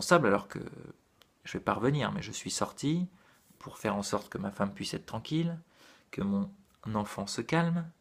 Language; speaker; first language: French; native; French